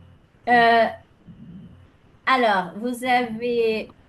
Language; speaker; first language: French; non-native, fluent; Spanish